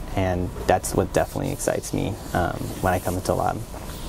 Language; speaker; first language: English; native; English